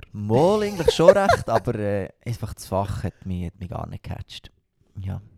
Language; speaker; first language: Swiss German; native; Swiss German